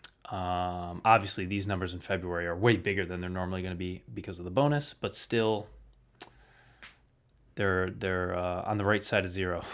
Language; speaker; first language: English; native; English